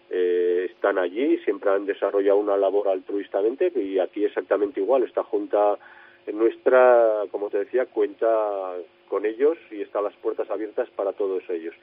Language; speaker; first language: Spanish; native; Spanish